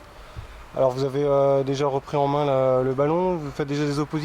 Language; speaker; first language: French; native; French